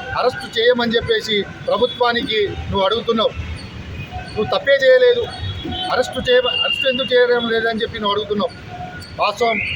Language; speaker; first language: Telugu; non-native, local second language; Lambadi